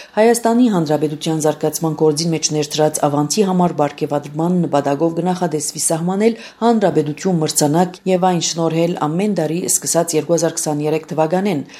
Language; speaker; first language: Armenian; early bilingual, heritage; Armenian